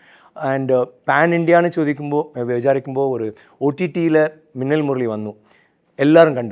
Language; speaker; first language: Malayalam; non-native, fluent; Tamil